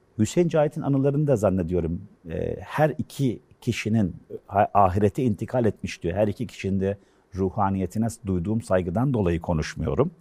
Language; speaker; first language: Turkish; native; Turkish